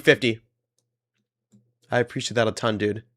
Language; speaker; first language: English; native; English